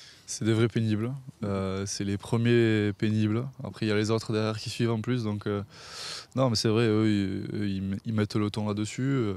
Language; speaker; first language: French; native; French